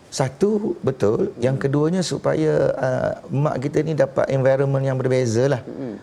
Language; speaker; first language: Malay; native; Malay